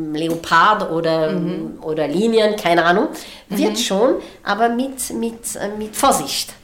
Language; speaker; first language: German; non-native, fluent; French